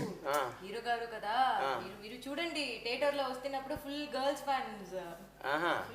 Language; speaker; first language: Telugu; non-native, learner; Tamil